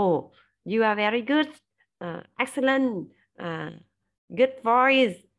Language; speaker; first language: English; non-native, learner; Vietnamese